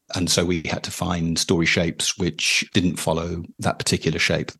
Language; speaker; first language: English; native; English